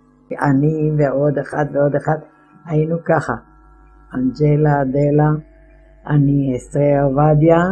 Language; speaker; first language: Hebrew; non-native, fluent; Ladino